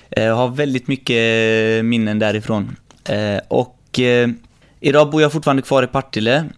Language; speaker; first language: Swedish; early bilingual, other home language; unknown